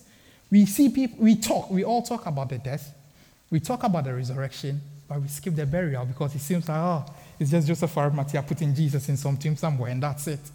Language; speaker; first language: English; non-native, local second language; Akan